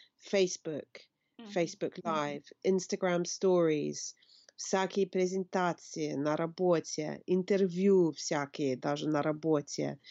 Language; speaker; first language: Russian; non-native, fluent; English